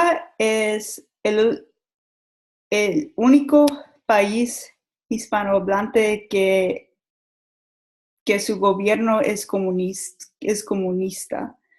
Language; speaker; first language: Spanish; non-native, learner; English